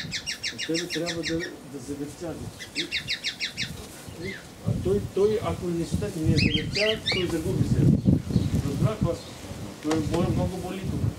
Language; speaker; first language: Bulgarian; non-native, learner; Russian